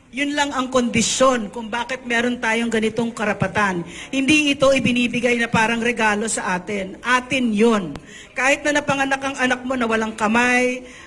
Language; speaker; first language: Filipino; native; Filipino